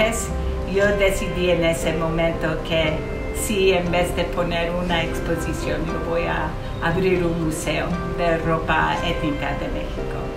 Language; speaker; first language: Spanish; early bilingual, heritage; English